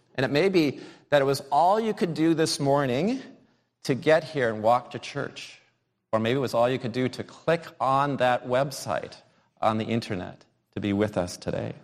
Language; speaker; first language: English; native; English